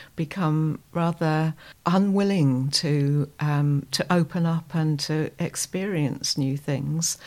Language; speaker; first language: English; native; English